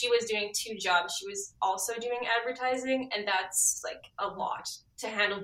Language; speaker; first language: English; native; English